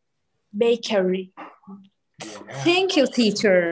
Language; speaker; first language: English; non-native, learner; Portuguese